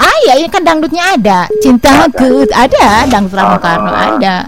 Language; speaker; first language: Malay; non-native, local second language; Sundanese